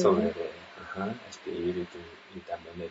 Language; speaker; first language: Spanish; non-native, learner; Japanese